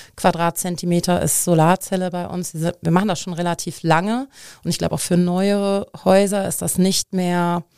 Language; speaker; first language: German; native; German